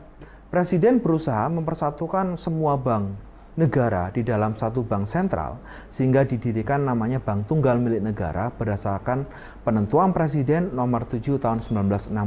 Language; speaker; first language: Indonesian; native; Indonesian